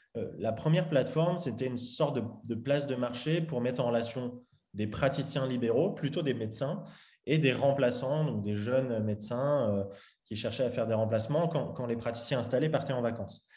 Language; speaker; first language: French; native; French